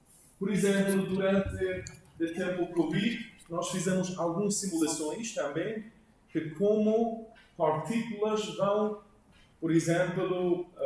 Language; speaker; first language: Portuguese; non-native, learner; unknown